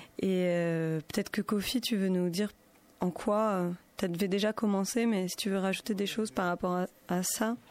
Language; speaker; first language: French; native; French